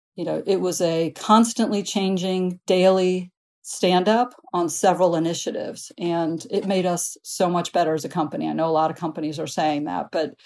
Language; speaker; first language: English; native; English